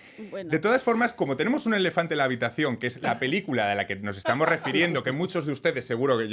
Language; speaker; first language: Spanish; native; Spanish